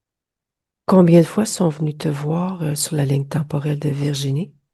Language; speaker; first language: French; native; French